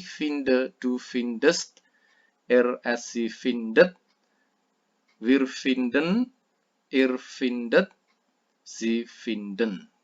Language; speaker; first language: German; non-native, fluent; Indonesian